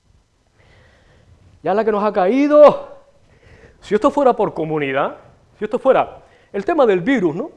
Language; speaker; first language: Spanish; native; Spanish